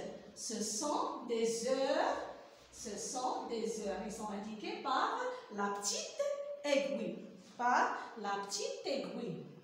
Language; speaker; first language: French; non-native, local second language; Arabic